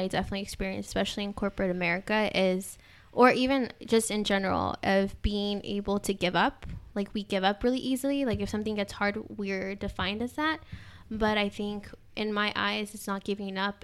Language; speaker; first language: English; early bilingual, other home language; Spanish